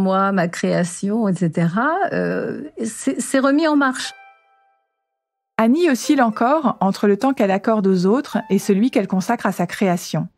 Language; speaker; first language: French; native; French